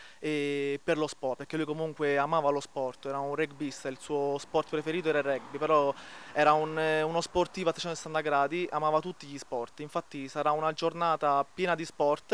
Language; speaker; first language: Italian; native; Italian